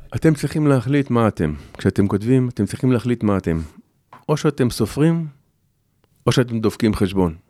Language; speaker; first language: Hebrew; native; Hebrew